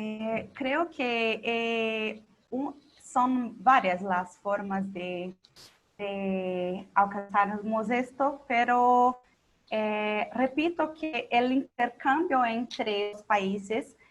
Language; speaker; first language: Spanish; non-native, local second language; Portuguese